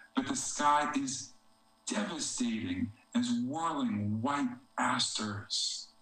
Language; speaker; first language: English; native; English